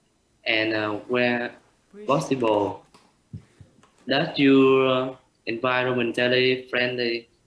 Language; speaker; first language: English; non-native, learner; Vietnamese